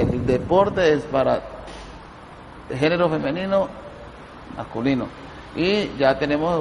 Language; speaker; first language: Spanish; native; Spanish